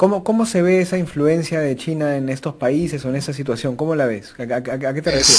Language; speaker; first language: Spanish; native; Spanish